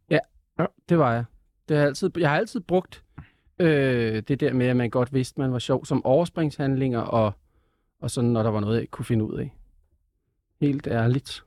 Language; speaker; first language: Danish; native; Danish